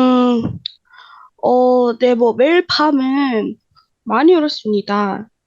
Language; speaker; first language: Korean; non-native, learner; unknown